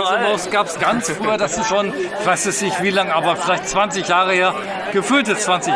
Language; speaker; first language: German; native; German